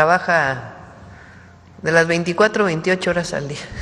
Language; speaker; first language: Spanish; native; Spanish